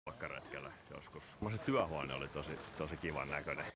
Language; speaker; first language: Finnish; native; Finnish